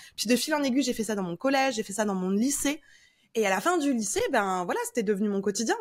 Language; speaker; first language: French; native; French